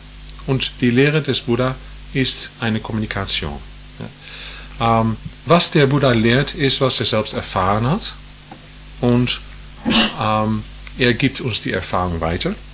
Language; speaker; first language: German; non-native, fluent; English